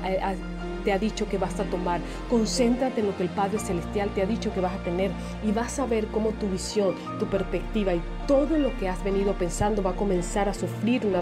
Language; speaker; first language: Spanish; native; Spanish